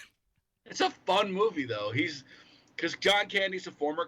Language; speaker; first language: English; native; English